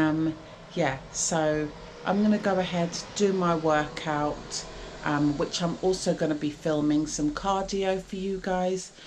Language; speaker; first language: English; native; English